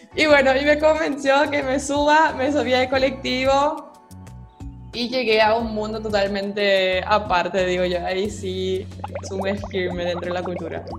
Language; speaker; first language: Spanish; non-native, fluent; German